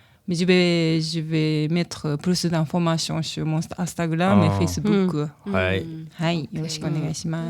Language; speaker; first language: French; non-native, learner; Japanese